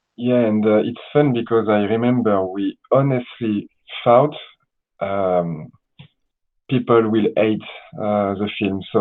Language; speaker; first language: English; non-native, learner; French